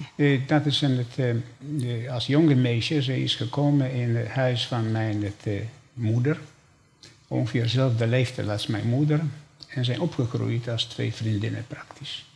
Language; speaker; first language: Dutch; non-native, fluent; Polish